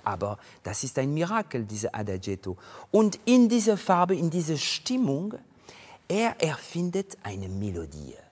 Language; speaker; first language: German; non-native, fluent; French